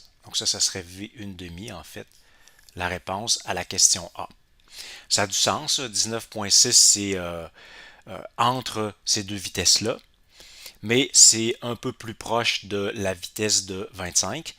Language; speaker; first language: French; native; French